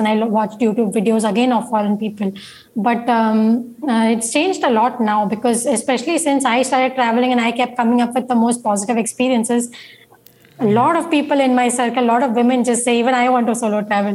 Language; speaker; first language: English; non-native, local second language; Marathi